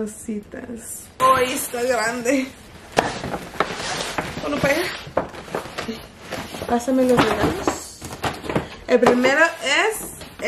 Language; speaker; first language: Spanish; early bilingual, heritage; Spanish